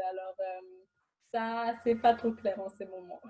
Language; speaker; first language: French; non-native, fluent; German